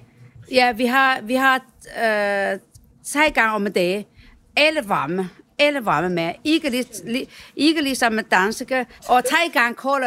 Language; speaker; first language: Danish; non-native, learner; Chinese